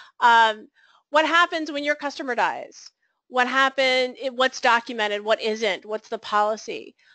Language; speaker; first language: English; native; English